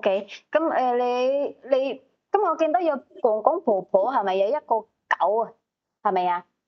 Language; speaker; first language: Cantonese; native; Cantonese